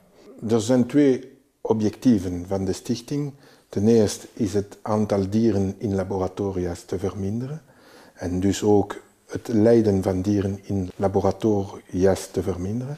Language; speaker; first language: Dutch; non-native, local second language; French